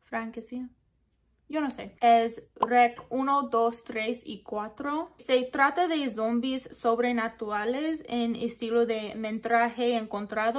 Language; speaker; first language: Spanish; non-native, learner; English